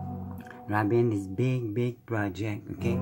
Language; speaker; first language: English; non-native, learner; French